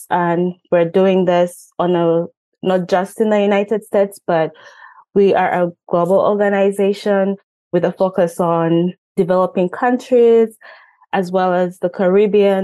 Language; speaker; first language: English; non-native, local second language; Ganda